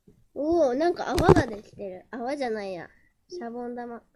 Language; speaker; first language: Japanese; native; Japanese